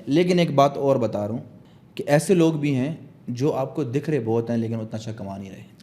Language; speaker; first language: Urdu; non-native, local second language; Pashto